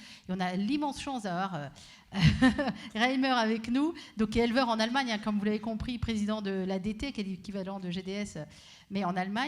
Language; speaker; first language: French; native; French